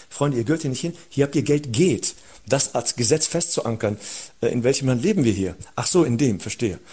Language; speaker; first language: German; early bilingual, other home language; Turkish